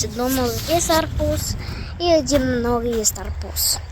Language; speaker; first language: Russian; non-native, learner; English